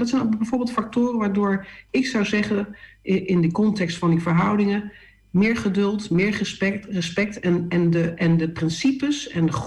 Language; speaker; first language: Dutch; native; Dutch